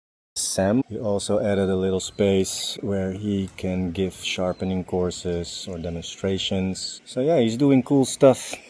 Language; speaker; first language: English; non-native, fluent; Dutch